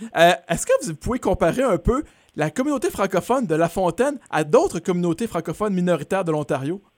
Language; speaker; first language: French; native; French